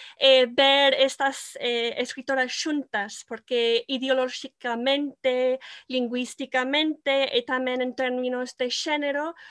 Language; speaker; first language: Galician; non-native, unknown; English